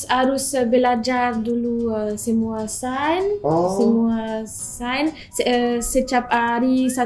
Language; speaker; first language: Indonesian; non-native, learner; French